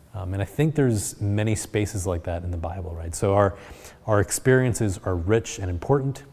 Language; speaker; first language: English; early bilingual, other home language; Spanish